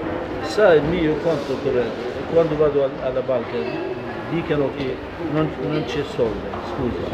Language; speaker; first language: Italian; non-native, learner; Arabic